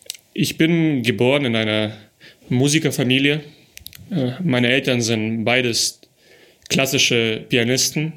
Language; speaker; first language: German; early bilingual, other home language; Russian